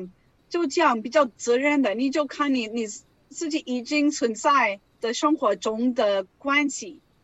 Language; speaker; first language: Chinese; non-native, learner; English